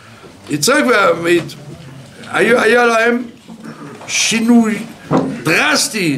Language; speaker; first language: Hebrew; non-native, fluent; French